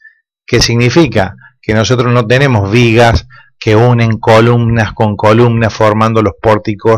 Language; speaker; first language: Spanish; native; Spanish